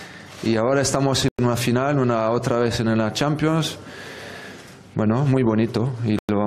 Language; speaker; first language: Spanish; non-native, fluent; French